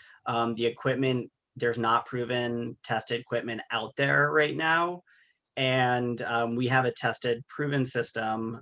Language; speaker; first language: English; native; English